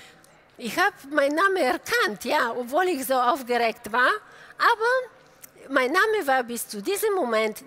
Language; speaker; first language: German; non-native, fluent; Bulgarian